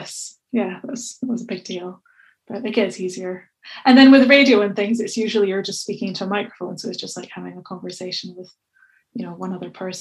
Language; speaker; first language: English; native; English